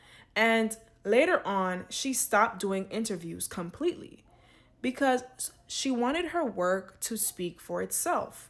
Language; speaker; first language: English; native; English